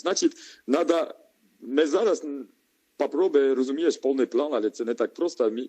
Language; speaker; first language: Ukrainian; non-native, learner; French